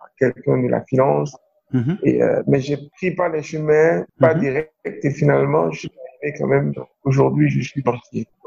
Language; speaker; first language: French; non-native, local second language; Fon